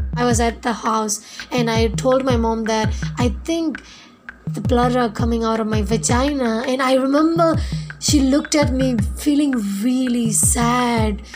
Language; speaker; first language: English; non-native, fluent; Burmese